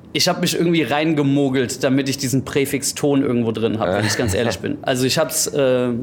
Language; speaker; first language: German; early bilingual, other home language; Greek